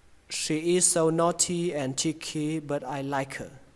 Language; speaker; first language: English; non-native, fluent; Vietnamese